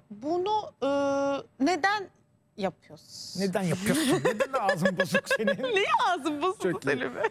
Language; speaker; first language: Turkish; native; Turkish